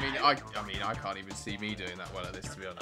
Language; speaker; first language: English; native; English